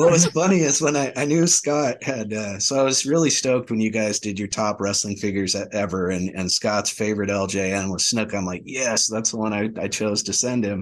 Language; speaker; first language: English; native; English